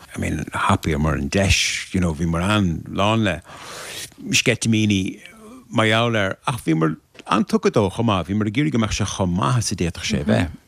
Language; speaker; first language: Irish; native; Irish